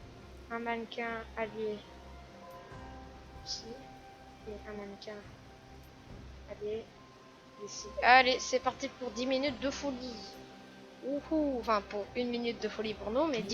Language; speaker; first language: French; native; French